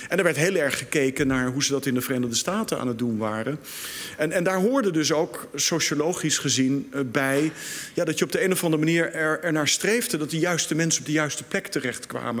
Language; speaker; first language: Dutch; native; Dutch